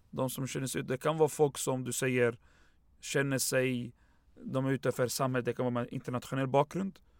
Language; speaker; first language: Swedish; early bilingual, other home language; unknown